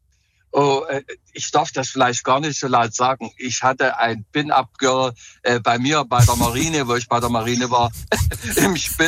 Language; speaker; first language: German; native; German